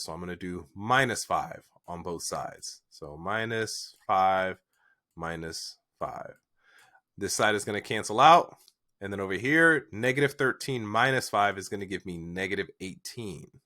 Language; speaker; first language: English; native; English